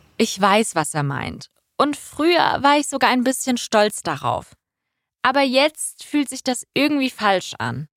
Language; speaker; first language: German; early bilingual, other home language; Persian